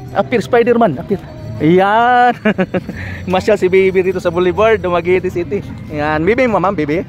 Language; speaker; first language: Filipino; non-native, local second language; Cebuano